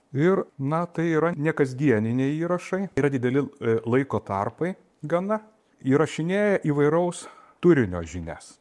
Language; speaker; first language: Lithuanian; native; Lithuanian